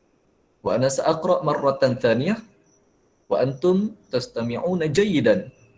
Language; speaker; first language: Arabic; non-native, fluent; Malay